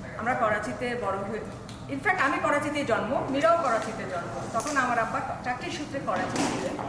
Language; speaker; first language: Bangla; early bilingual, heritage; Bangla